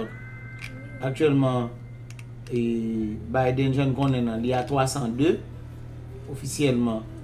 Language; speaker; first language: Haitian Creole; native; Haitian Creole